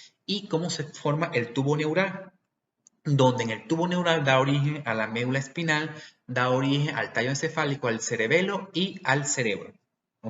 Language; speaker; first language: Spanish; native; Spanish